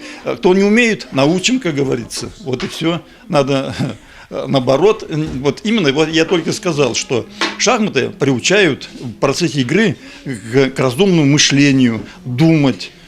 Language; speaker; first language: Russian; native; Russian